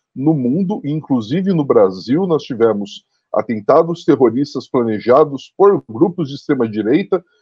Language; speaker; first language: Portuguese; early bilingual, other home language; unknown